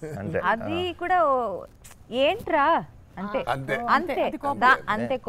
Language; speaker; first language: Telugu; non-native, local second language; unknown